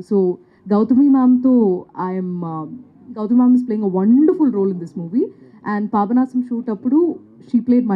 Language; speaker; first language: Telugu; non-native, local second language; Malayalam